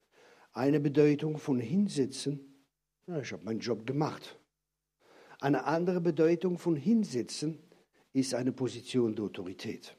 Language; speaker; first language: German; non-native, fluent; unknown